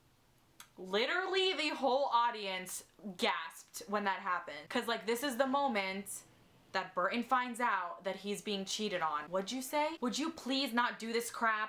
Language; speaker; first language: English; native; English